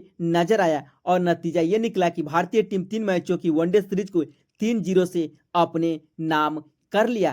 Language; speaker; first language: Hindi; native; Hindi